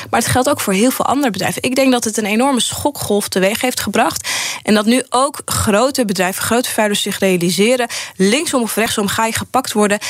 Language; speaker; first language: Dutch; early bilingual, other home language; Arabic